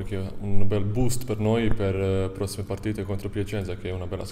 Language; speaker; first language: Italian; non-native, fluent; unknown